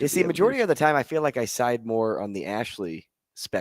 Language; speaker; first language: English; native; English